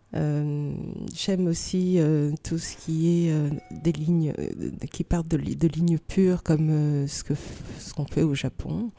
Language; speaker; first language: French; native; French